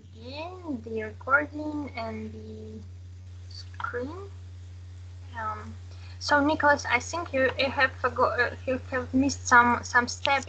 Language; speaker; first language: English; non-native, fluent; Russian